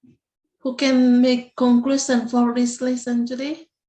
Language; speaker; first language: English; non-native, learner; Indonesian